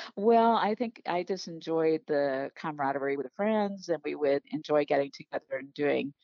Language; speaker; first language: English; native; English